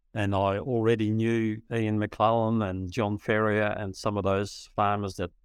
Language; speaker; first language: English; early bilingual, other home language; Dutch